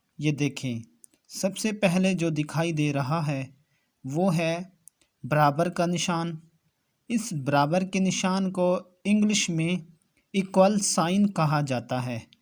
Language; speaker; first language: Urdu; native; Urdu